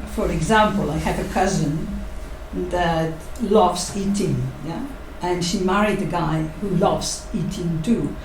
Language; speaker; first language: English; non-native, fluent; Catalan